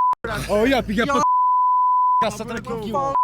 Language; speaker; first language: Italian; native; Italian